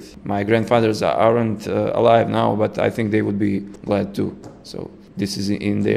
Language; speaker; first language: English; non-native, fluent; Serbian